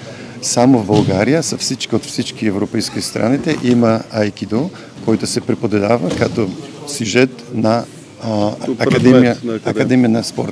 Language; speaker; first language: Bulgarian; non-native, learner; Polish